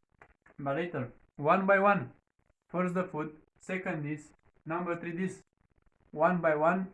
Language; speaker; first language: English; non-native, learner; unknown